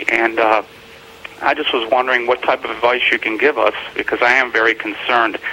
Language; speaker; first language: English; native; English